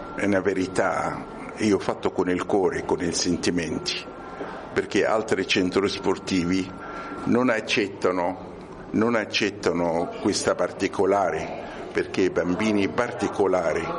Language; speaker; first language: Italian; non-native, learner; Arabic